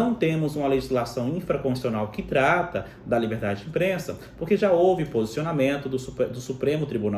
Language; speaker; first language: Portuguese; native; Portuguese